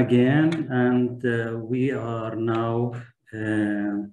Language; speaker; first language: English; non-native, fluent; Turkish